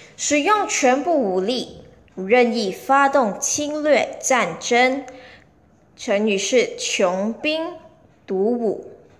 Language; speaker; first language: Chinese; native; Chinese